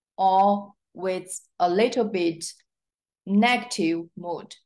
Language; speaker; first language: English; non-native, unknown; Chinese